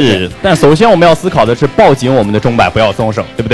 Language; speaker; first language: Chinese; native; Chinese